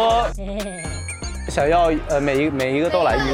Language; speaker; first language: Chinese; non-native, fluent; Thai